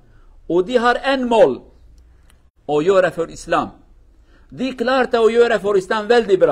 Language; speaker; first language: Norwegian; non-native, learner; Kurdish